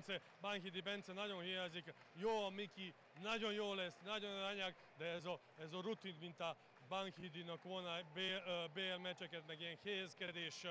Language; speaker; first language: Hungarian; non-native, learner; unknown